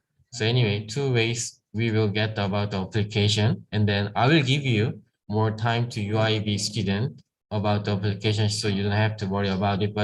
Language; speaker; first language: English; non-native, learner; Korean